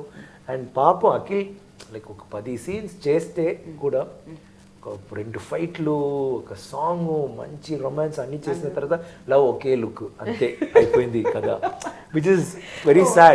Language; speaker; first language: Telugu; non-native, local second language; Tamil